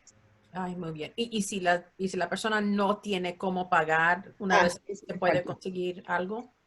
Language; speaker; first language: Spanish; early bilingual, heritage; Spanish